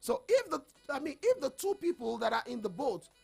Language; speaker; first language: English; non-native, local second language; Yoruba